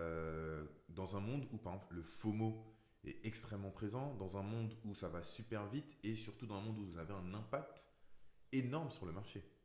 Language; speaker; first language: French; native; French